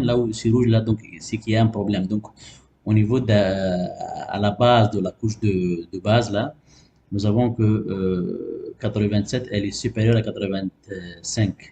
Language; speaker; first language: French; non-native, local second language; Arabic